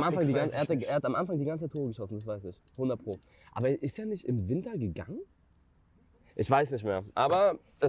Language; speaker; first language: German; native; German